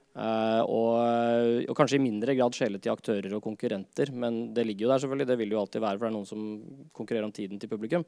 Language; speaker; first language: Norwegian; non-native, fluent; Finnish